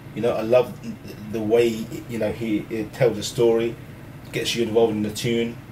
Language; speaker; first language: English; early bilingual, other home language; Hindi